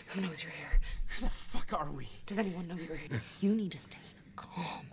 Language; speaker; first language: English; native; English